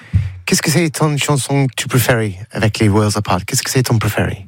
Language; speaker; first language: French; non-native, learner; English